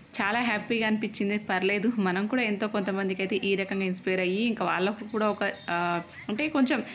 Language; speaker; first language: Telugu; native; Telugu